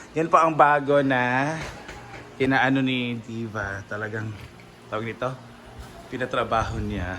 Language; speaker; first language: Filipino; non-native, local second language; Cebuano